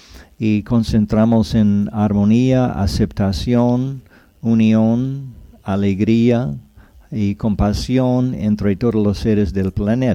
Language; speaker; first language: Spanish; non-native, fluent; English